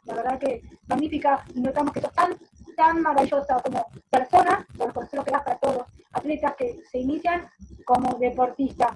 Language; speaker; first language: Spanish; native; Spanish